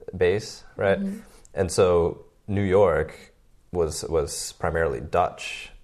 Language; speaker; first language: English; native; English